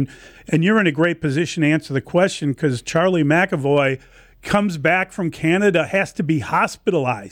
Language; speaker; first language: English; native; English